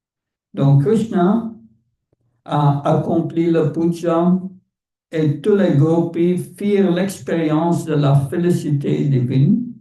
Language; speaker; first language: French; non-native, fluent; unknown